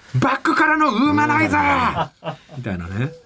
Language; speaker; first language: Japanese; native; Japanese